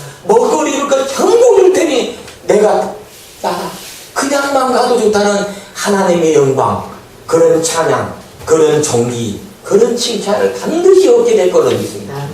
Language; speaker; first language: Korean; native; Korean